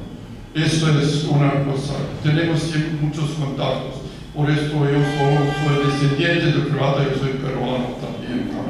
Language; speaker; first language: Spanish; non-native, fluent; Croatian